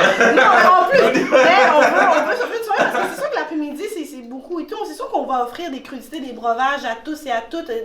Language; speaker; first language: French; native; French